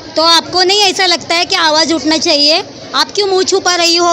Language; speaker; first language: Hindi; non-native, local second language; Marathi